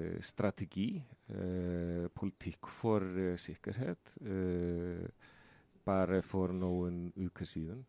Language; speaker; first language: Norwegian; non-native, fluent; Icelandic